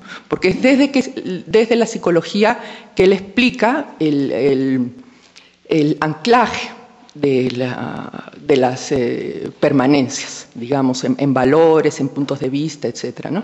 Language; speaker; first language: Spanish; native; Spanish